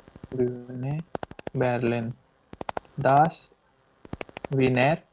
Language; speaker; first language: German; non-native, learner; Hindi